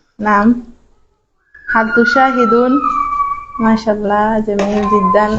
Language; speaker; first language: Arabic; non-native, learner; Bangla